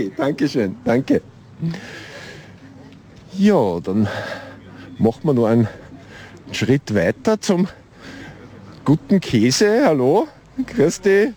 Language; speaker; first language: German; native; German